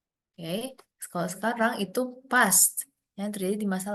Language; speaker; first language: Indonesian; native; Indonesian